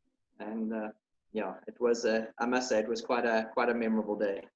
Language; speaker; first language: English; native; English